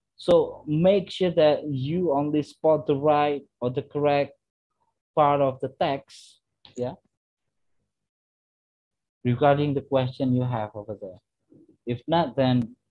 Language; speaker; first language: English; non-native, fluent; Indonesian